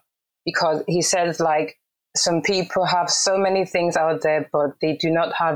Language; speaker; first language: English; non-native, fluent; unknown